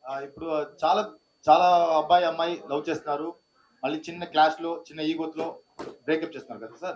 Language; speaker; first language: Telugu; non-native, local second language; Tamil